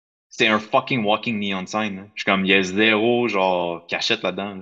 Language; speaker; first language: French; native; French